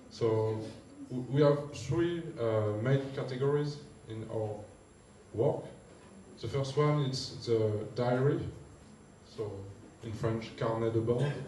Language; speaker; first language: English; non-native, learner; French